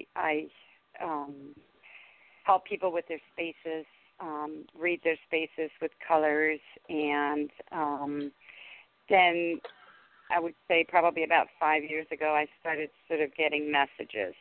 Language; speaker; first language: English; non-native, fluent; Danish